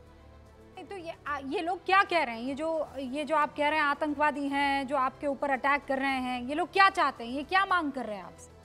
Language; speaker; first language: Hindi; native; Hindi